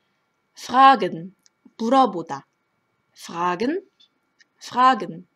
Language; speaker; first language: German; non-native, fluent; Korean